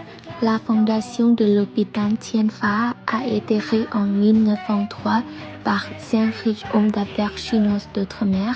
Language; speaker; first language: French; non-native, learner; Thai